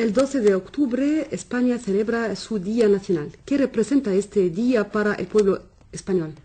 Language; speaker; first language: Spanish; non-native, fluent; Arabic